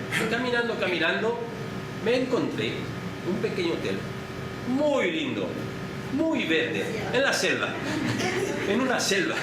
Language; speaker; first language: Spanish; non-native, learner; French